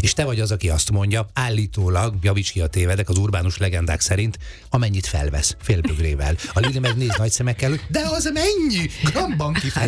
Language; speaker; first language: Hungarian; native; Hungarian